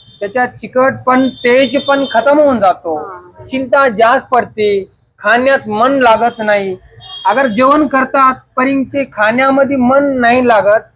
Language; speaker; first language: Marathi; non-native, fluent; Telugu